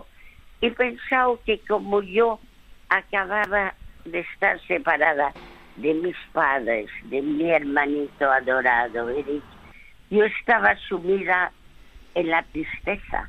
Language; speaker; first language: Spanish; early bilingual, other home language; French